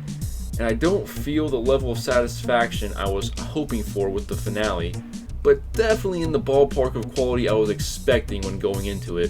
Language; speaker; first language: English; native; English